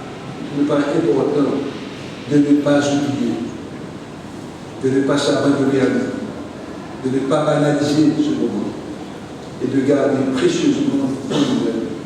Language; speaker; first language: French; non-native, local second language; Haitian Creole